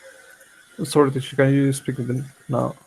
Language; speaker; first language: English; non-native, learner; Spanish